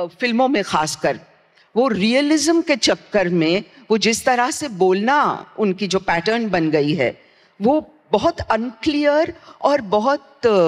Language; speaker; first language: Hindi; non-native, local second language; Gujarati